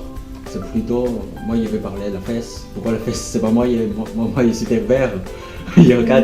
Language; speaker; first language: French; non-native, fluent; Chinese